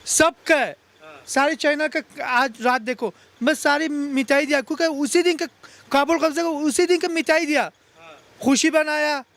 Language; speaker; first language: Hindi; non-native, learner; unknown